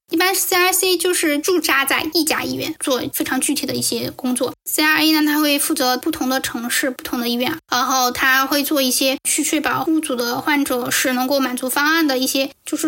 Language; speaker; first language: Chinese; native; Chinese